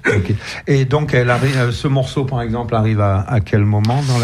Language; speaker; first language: French; native; French